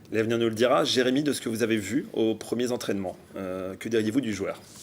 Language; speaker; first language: French; native; French